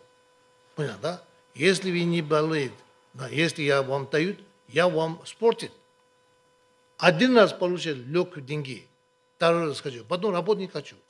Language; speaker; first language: Russian; non-native, learner; Tibetan